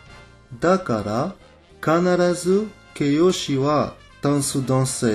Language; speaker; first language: Japanese; non-native, fluent; French